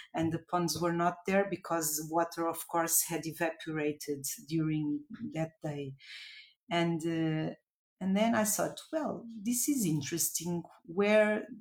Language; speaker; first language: English; non-native, fluent; Portuguese